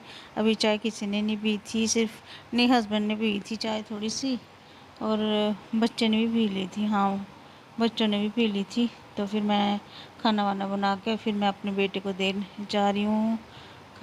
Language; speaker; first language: Hindi; non-native, local second language; Punjabi